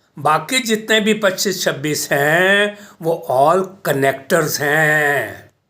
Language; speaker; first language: Urdu; native; Urdu